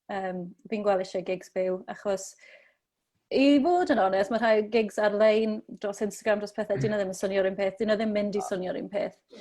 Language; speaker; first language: Welsh; native; Welsh